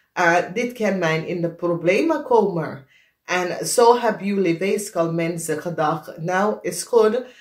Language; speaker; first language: Dutch; non-native, fluent; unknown